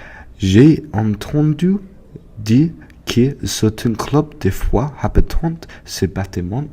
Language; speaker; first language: French; non-native, learner; English